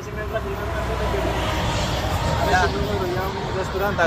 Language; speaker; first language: Romanian; non-native, learner; Bangla